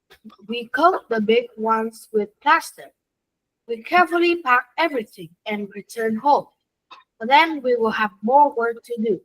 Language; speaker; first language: English; non-native, learner; Vietnamese